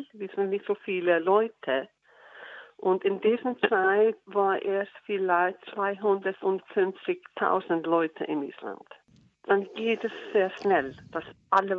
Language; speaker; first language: German; non-native, learner; Icelandic